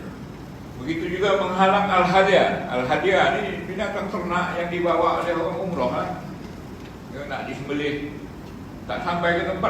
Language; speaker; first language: Malay; native; Malay